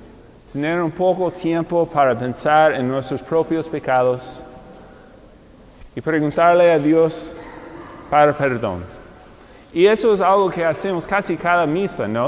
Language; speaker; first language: Spanish; non-native, fluent; English